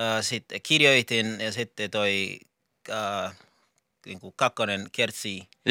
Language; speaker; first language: Finnish; non-native, learner; Rundi